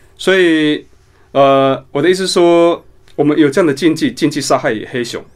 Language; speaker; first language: Chinese; non-native, local second language; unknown